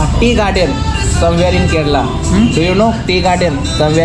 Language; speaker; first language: English; non-native, local second language; Hindi